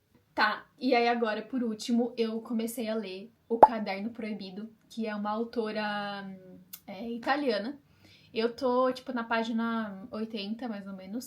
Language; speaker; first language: Portuguese; native; Portuguese